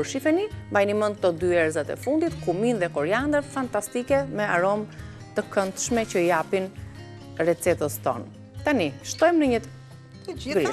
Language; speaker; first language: Albanian; native; Albanian